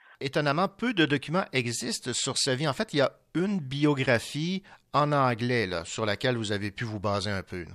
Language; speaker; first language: French; native; French